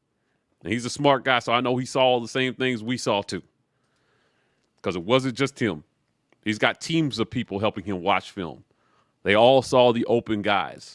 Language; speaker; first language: English; native; English